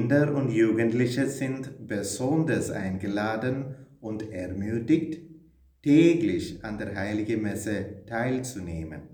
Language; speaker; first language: German; non-native, fluent; Malayalam